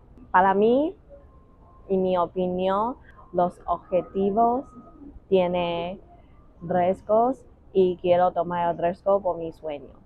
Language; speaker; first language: Spanish; non-native, learner; Chinese